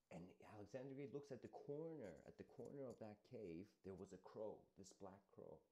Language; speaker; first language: English; native; English